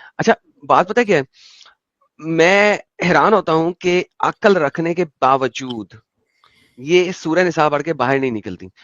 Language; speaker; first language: Urdu; native; Urdu